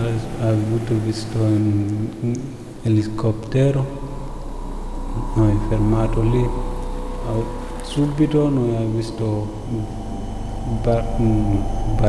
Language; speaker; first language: Italian; non-native, learner; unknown